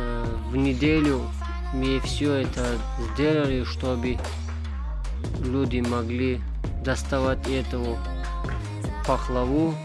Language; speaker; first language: Russian; non-native, fluent; Tajik